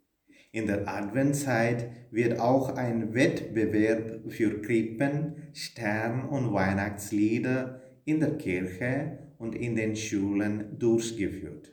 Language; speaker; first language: German; non-native, fluent; Malayalam